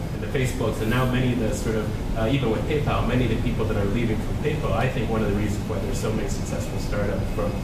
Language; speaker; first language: English; native; English